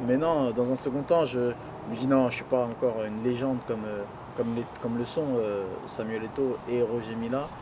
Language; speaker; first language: French; early bilingual, other home language; Duala